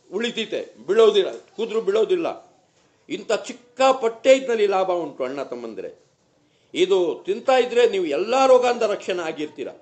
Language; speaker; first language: Kannada; non-native, local second language; Urdu